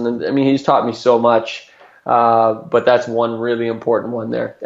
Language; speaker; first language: English; native; English